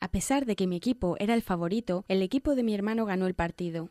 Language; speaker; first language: Spanish; native; Spanish